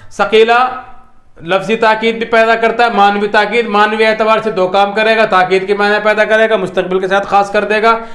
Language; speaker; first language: Urdu; native; Urdu